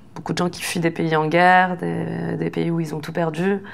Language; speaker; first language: French; native; French